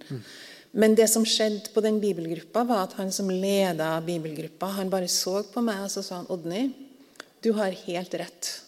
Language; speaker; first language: Norwegian; native; Norwegian